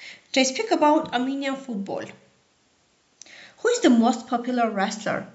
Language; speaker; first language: English; non-native, fluent; Armenian